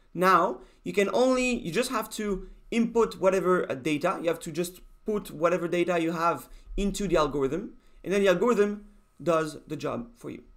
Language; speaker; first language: English; non-native, fluent; Spanish